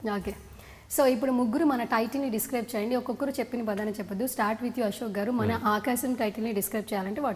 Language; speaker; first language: Telugu; native; Telugu